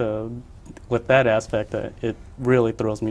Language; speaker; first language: English; early bilingual, other home language; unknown